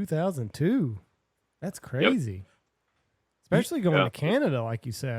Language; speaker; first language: English; native; English